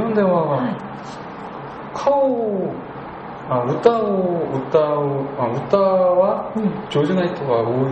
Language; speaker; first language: Japanese; non-native, learner; Korean